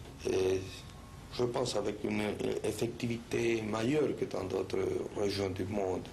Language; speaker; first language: French; non-native, fluent; Spanish